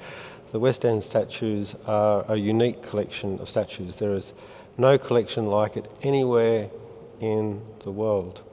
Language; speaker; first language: English; native; English